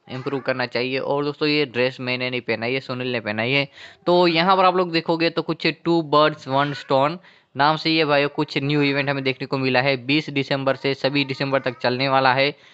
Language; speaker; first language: Hindi; non-native, local second language; Gujarati